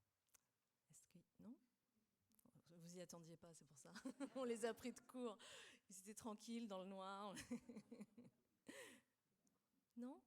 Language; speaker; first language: French; native; French